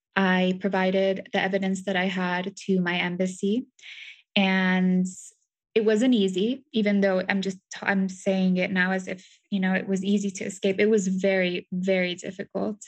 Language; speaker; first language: English; native; English